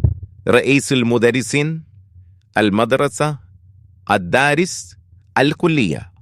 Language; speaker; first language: Arabic; non-native, fluent; Malayalam